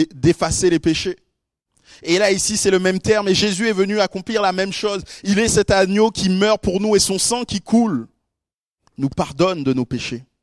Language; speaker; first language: French; native; French